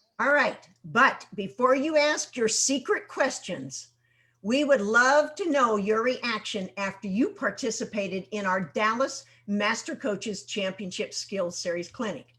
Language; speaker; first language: English; native; English